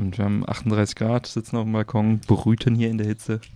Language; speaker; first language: German; native; German